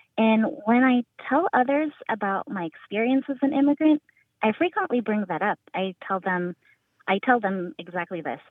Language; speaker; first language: English; early bilingual, other home language; Filipino